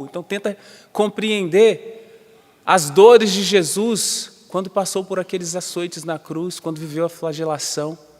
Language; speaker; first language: Portuguese; native; Portuguese